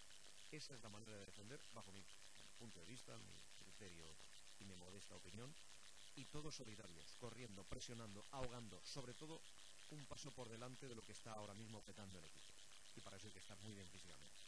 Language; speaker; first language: Spanish; native; Spanish